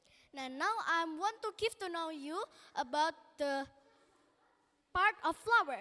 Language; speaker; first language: English; non-native, learner; Indonesian